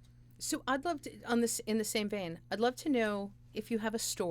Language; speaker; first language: English; native; English